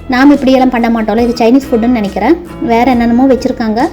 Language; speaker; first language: Tamil; non-native, local second language; Malayalam